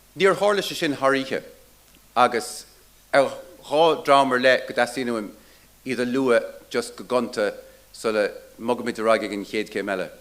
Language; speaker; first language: Irish; native; Irish